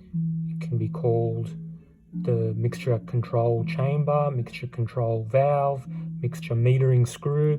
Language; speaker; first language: English; native; English